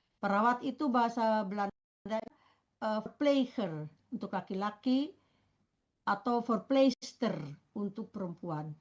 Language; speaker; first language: Indonesian; native; Indonesian